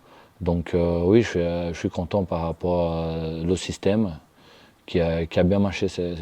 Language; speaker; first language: French; non-native, fluent; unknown